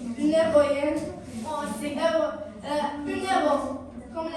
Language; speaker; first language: French; non-native, learner; Arabic